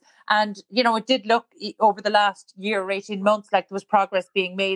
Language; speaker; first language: English; native; English